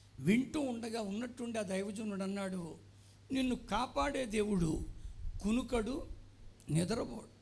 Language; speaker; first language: Telugu; non-native, local second language; Tamil